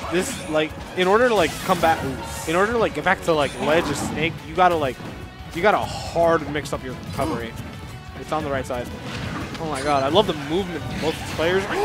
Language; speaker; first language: English; native; English